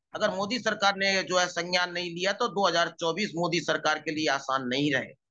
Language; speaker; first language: Hindi; native; Hindi